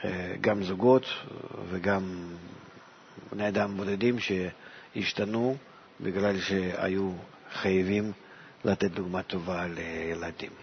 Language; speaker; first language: Hebrew; non-native, fluent; Russian